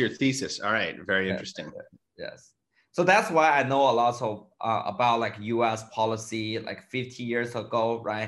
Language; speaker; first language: English; non-native, fluent; Chinese